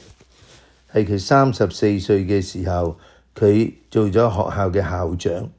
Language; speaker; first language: Chinese; non-native, local second language; Cantonese